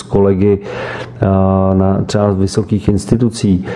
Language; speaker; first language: Czech; native; Czech